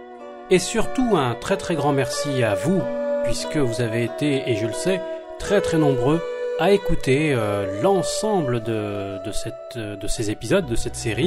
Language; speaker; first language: French; native; French